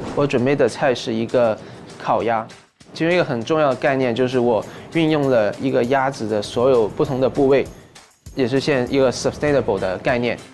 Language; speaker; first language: Chinese; non-native, local second language; Cantonese